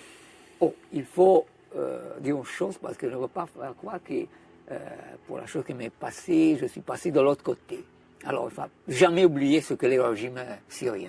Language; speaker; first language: French; non-native, fluent; Italian